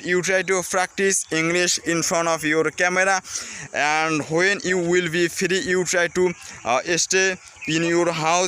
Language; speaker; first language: English; non-native, learner; Bangla